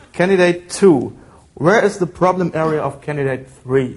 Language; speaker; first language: English; non-native, fluent; German